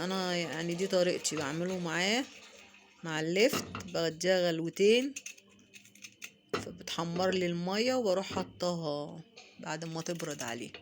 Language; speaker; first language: Arabic; native; Arabic